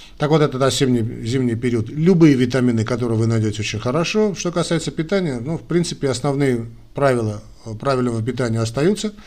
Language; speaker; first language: Russian; non-native, local second language; Armenian